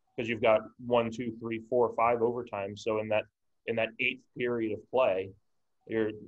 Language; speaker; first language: English; native; English